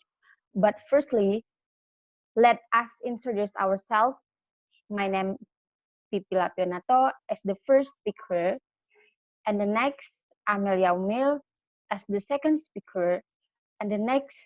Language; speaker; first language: English; non-native, learner; Indonesian